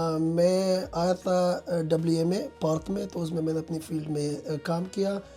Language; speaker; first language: Urdu; non-native, local second language; Pashto